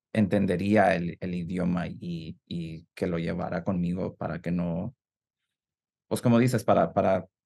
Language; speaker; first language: Spanish; early bilingual, heritage; Spanish